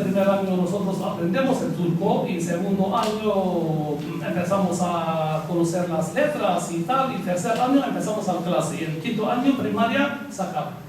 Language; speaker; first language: Spanish; non-native, fluent; Kurdish